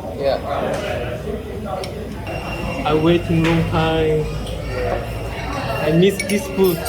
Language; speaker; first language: English; non-native, learner; Korean